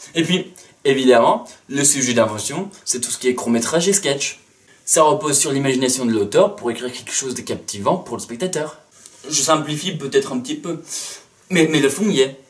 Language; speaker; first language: French; native; French